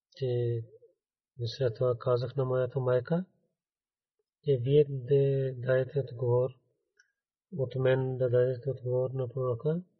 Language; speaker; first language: Bulgarian; non-native, learner; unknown